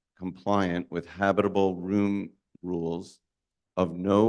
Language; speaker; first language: English; native; English